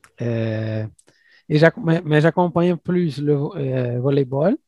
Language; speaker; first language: French; non-native, fluent; Portuguese